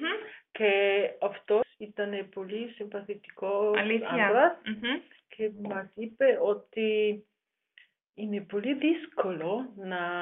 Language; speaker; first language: Greek; non-native, learner; German